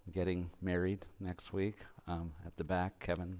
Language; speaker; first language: English; native; English